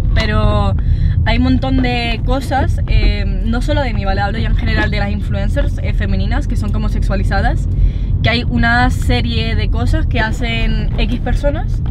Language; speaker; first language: Spanish; non-native, local second language; German